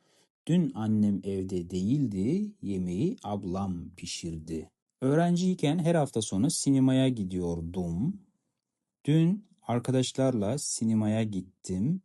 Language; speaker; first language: Turkish; non-native, fluent; Kazakh